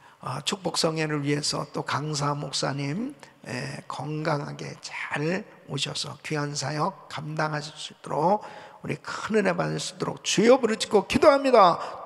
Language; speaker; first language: Korean; native; Korean